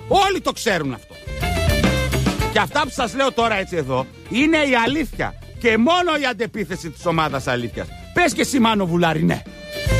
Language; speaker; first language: Greek; native; Greek